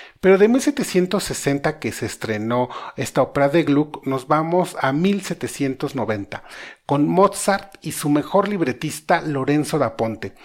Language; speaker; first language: Spanish; native; Spanish